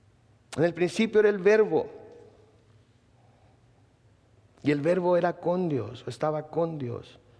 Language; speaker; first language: Spanish; native; Spanish